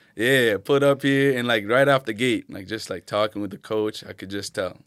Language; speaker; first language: English; early bilingual, other home language; Arabic